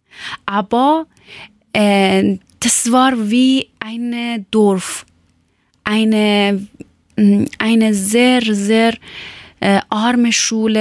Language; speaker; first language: German; non-native, learner; Persian